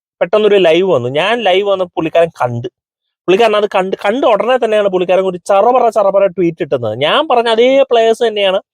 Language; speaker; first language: Malayalam; native; Malayalam